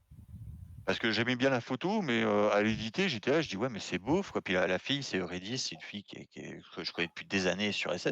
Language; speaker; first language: French; native; French